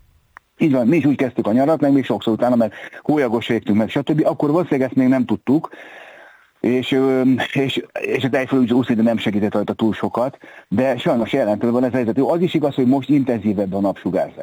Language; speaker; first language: Hungarian; native; Hungarian